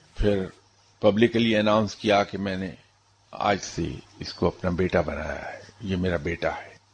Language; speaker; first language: Urdu; non-native, local second language; Punjabi